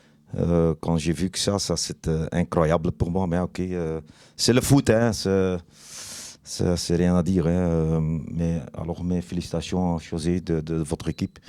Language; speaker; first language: French; non-native, learner; Dutch